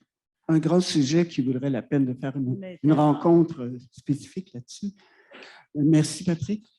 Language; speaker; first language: French; native; French